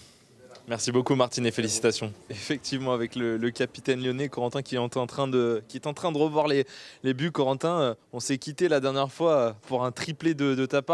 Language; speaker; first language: French; native; French